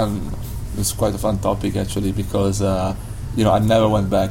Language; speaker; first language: English; non-native, fluent; Italian